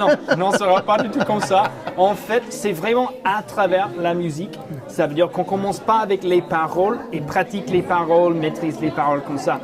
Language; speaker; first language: French; non-native, fluent; English